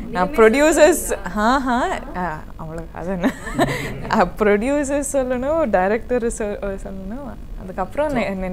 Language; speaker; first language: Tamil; non-native, learner; Kodava